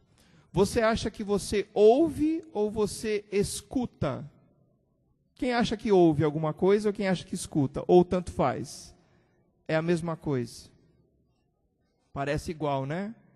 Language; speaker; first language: Portuguese; native; Portuguese